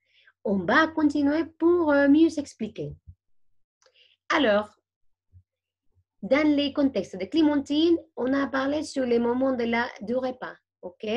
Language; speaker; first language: French; non-native, fluent; Spanish